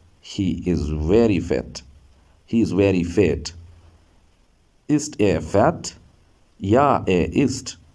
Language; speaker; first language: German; non-native, learner; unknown